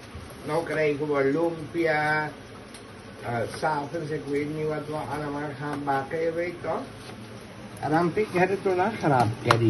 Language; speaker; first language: Dutch; non-native, local second language; Caribbean Hindustani